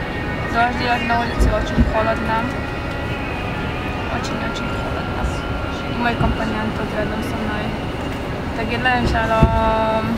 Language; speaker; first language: Russian; early bilingual, heritage; Russian